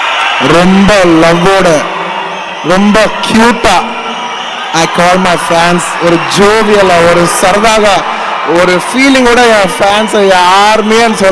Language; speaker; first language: Tamil; non-native, local second language; Telugu